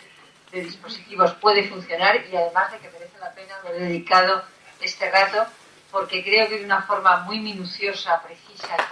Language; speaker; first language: Spanish; native; Spanish